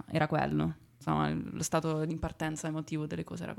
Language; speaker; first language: Italian; native; Italian